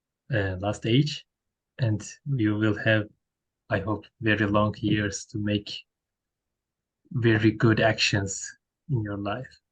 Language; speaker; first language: English; non-native, learner; Turkish